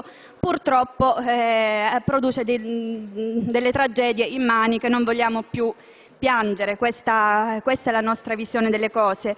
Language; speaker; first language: Italian; native; Italian